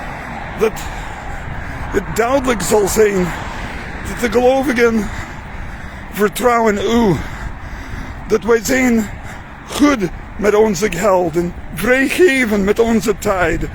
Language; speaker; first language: Dutch; non-native, fluent; English